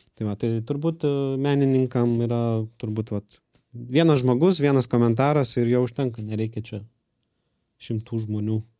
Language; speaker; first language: Lithuanian; non-native, local second language; Russian